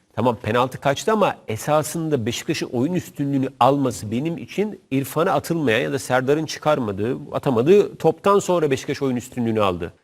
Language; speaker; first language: Turkish; native; Turkish